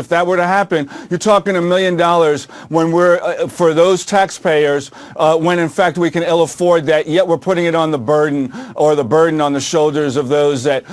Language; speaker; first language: English; native; English